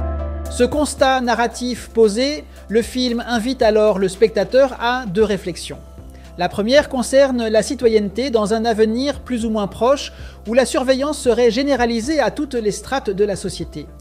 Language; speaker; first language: French; native; French